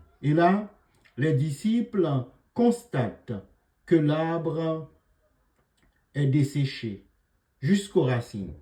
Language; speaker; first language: French; native; French